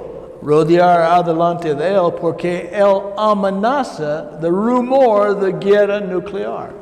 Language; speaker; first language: Spanish; non-native, learner; English